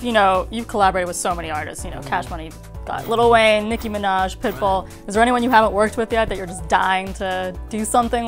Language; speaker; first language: English; native; English